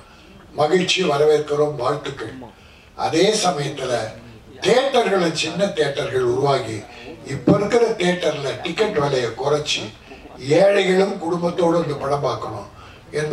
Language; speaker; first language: Tamil; native; Tamil